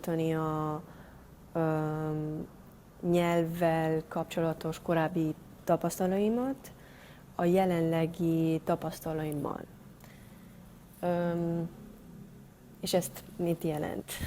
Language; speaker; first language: Hungarian; non-native, learner; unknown